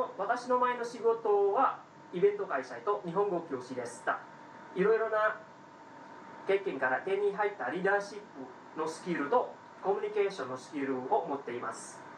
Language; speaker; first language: Japanese; non-native, fluent; Indonesian